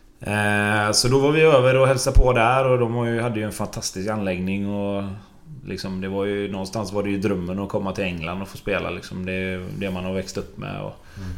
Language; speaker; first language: Swedish; native; Swedish